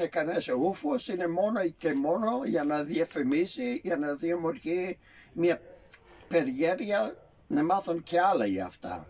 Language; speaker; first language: Greek; early bilingual, heritage; Greek